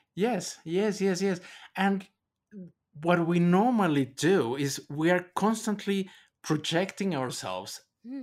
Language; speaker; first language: English; non-native, fluent; Spanish